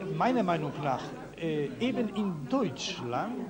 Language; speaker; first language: German; non-native, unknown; Polish